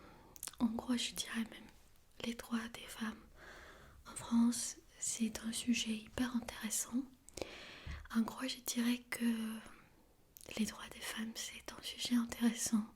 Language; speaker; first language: French; non-native, fluent; Armenian